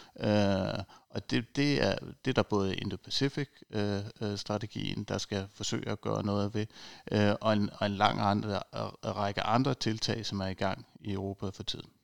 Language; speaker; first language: Danish; native; Danish